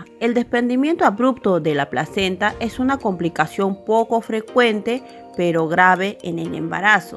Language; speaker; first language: Spanish; native; Spanish